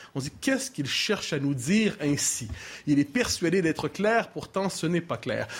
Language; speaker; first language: French; native; French